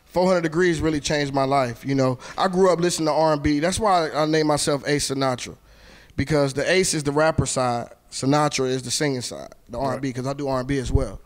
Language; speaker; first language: English; native; English